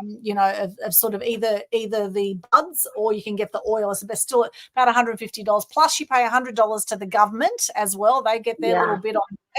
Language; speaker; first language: English; native; English